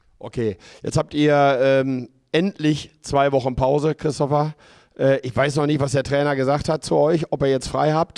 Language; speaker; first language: German; native; German